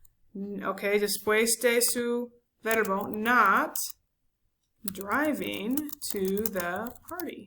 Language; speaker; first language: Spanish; non-native, learner; English